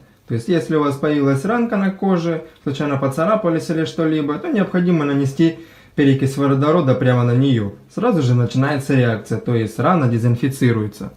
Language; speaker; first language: Russian; native; Russian